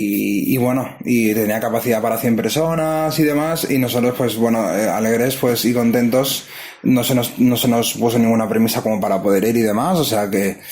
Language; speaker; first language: Spanish; native; Spanish